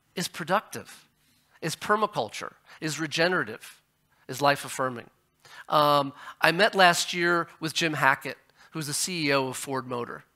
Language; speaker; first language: English; native; English